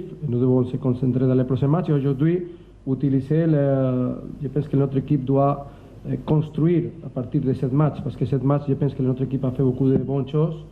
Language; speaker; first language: French; non-native, learner; Spanish